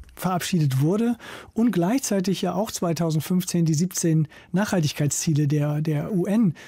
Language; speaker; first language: German; native; German